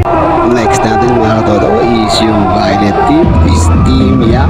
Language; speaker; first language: Filipino; native; Filipino